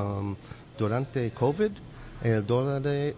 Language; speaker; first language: Spanish; non-native, learner; English